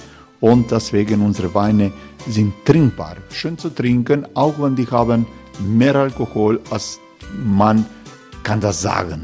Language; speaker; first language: German; non-native, learner; Croatian